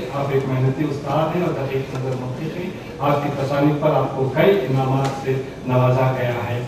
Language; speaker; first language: Urdu; native; Urdu